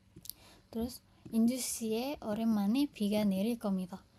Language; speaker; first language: Korean; non-native, fluent; Indonesian